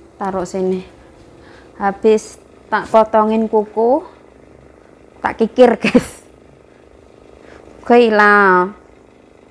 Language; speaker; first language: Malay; non-native, local second language; Javanese